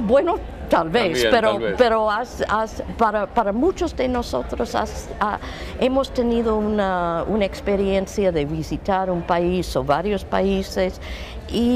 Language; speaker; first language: Spanish; non-native, fluent; English